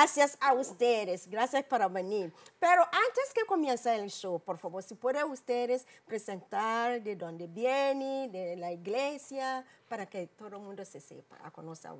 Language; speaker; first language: Spanish; non-native, learner; English